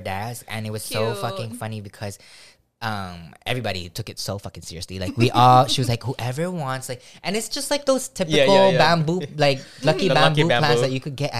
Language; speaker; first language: English; early bilingual, other home language; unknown